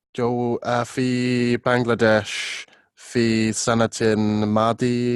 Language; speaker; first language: Arabic; non-native, learner; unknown